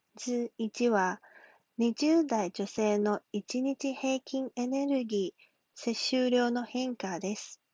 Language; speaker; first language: Japanese; non-native, fluent; Chinese